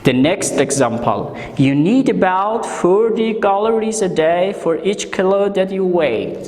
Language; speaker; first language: English; non-native, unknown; Persian